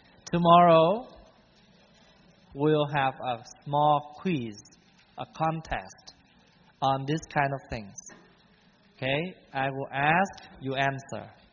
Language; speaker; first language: English; non-native, fluent; Vietnamese